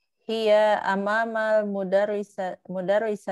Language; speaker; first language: Arabic; non-native, learner; Indonesian